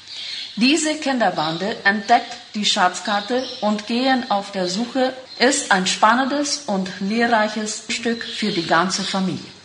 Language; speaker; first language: German; non-native, local second language; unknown